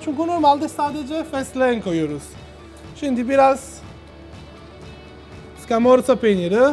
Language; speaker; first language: Turkish; non-native, learner; Italian